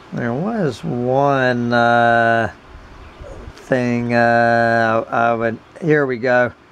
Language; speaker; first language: English; native; English